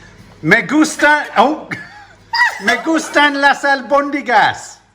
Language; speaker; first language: Spanish; non-native, learner; English